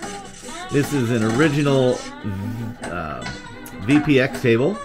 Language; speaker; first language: English; native; English